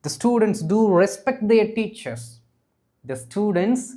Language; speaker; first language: English; non-native, local second language; Tamil